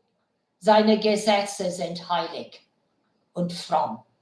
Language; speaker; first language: German; non-native, fluent; Bangla